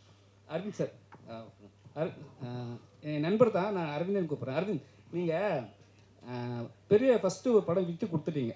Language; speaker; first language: Tamil; native; Tamil